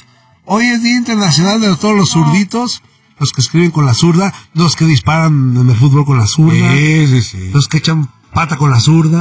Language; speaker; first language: Spanish; native; Spanish